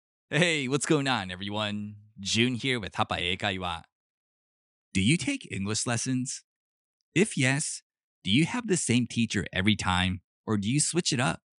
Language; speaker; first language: English; early bilingual, other home language; Japanese